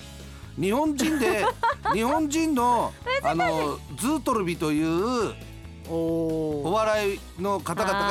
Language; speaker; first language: Japanese; native; Japanese